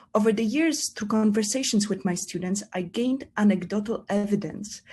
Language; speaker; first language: English; non-native, fluent; Polish